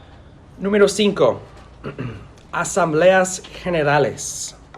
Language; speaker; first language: Spanish; non-native, fluent; English